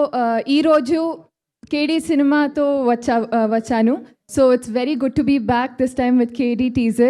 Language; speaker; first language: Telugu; non-native, learner; Kannada